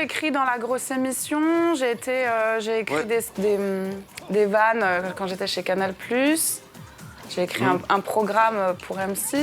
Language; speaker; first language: French; native; French